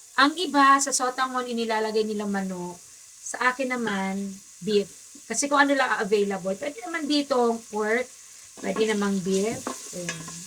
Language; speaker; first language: Filipino; native; Filipino